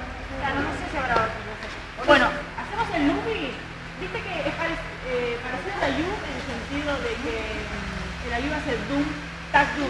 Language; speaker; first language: Spanish; native; Spanish